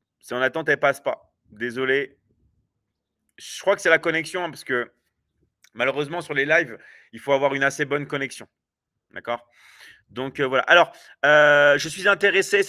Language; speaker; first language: French; native; French